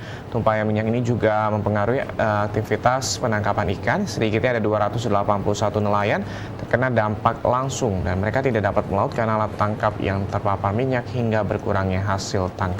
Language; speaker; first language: Indonesian; native; Indonesian